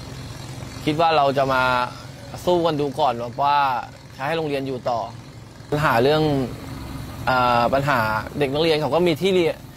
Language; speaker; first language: Thai; native; Thai